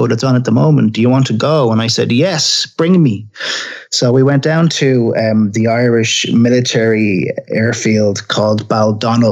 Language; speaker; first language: English; native; English